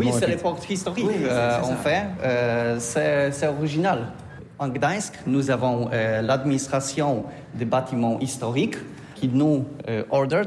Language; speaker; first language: French; non-native, learner; Polish